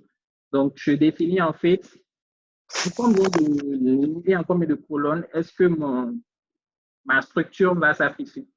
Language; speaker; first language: French; native; French